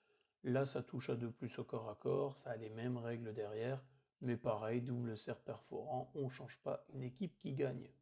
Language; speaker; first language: French; native; French